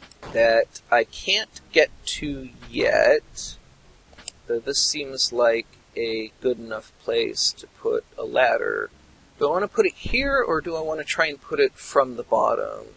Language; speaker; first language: English; native; English